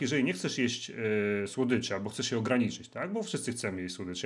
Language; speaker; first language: Polish; native; Polish